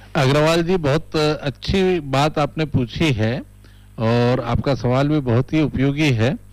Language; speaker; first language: Hindi; native; Hindi